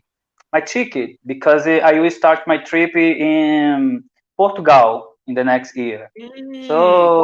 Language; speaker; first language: English; non-native, learner; Portuguese